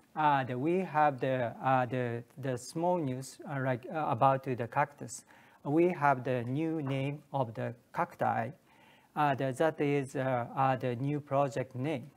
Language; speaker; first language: English; non-native, learner; Japanese